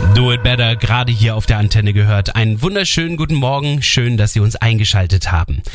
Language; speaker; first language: German; native; German